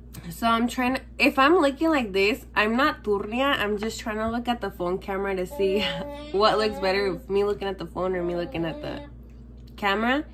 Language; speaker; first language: English; early bilingual, other home language; Spanish